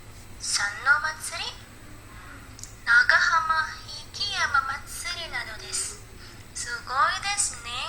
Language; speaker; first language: Japanese; non-native, learner; Indonesian